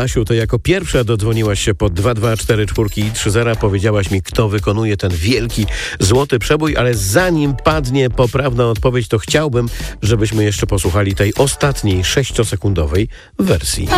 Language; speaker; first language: Polish; native; Polish